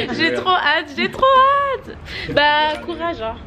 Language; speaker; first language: French; native; French